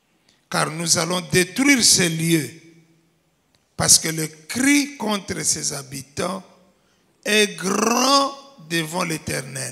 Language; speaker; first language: French; non-native, local second language; Lingala